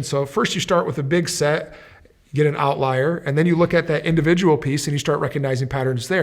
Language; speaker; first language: English; native; English